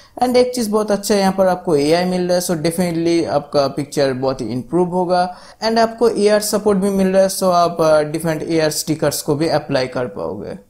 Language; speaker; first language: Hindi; non-native, local second language; Bangla